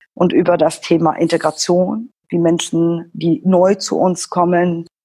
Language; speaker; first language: German; non-native, fluent; Persian